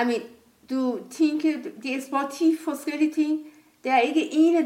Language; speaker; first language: Danish; non-native, fluent; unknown